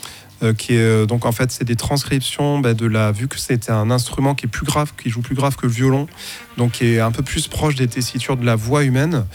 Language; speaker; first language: French; native; French